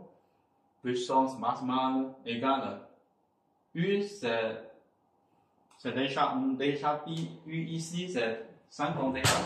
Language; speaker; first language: French; non-native, fluent; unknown